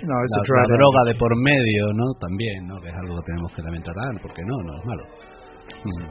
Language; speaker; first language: Spanish; native; Spanish